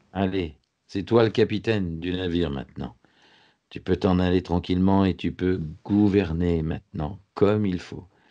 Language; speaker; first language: French; native; French